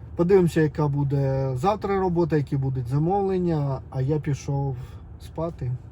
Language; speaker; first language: Ukrainian; non-native, local second language; Russian